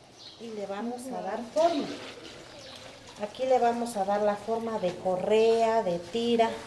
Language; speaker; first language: Spanish; native; Spanish